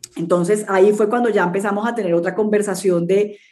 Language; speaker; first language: Spanish; native; Spanish